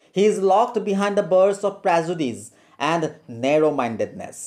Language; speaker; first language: English; non-native, local second language; Assamese